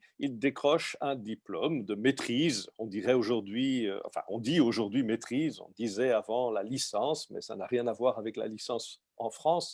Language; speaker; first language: French; native; French